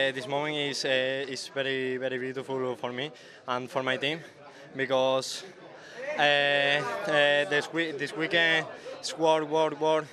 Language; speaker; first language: English; non-native, learner; Spanish